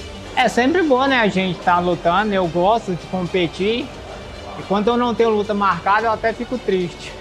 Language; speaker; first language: Portuguese; native; Portuguese